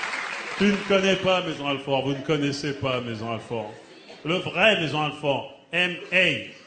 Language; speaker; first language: French; early bilingual, other home language; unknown